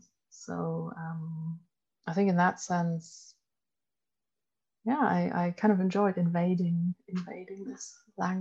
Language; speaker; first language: English; non-native, fluent; German